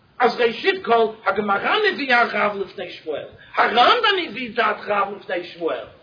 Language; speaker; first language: Hebrew; non-native, fluent; English